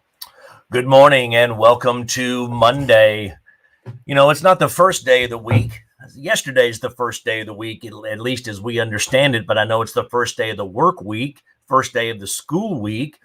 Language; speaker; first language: English; native; English